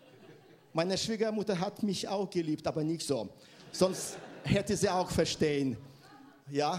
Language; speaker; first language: German; non-native, fluent; Russian